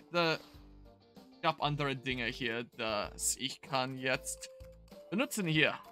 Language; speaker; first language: German; non-native, learner; English